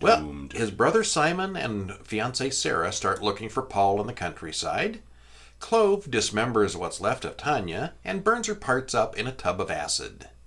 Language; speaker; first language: English; native; English